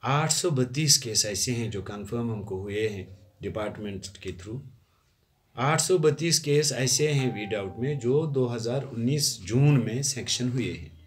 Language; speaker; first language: Hindi; non-native, local second language; Kashmiri